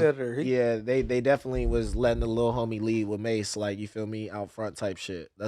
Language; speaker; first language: English; native; English